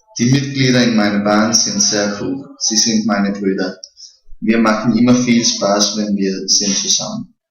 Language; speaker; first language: German; non-native, learner; Danish